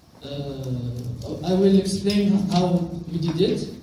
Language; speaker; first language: English; non-native, local second language; Arabic